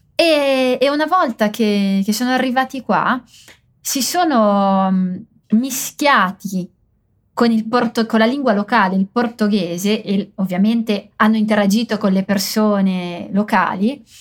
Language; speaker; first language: Italian; native; Italian